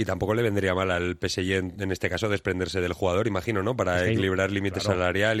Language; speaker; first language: Spanish; native; Spanish